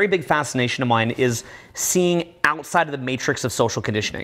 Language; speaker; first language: English; native; English